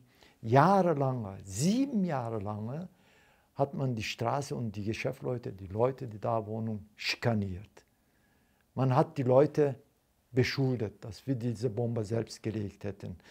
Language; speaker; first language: German; non-native, fluent; Turkish